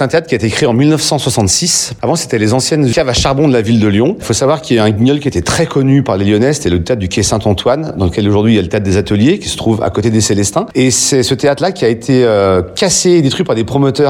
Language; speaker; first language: French; native; French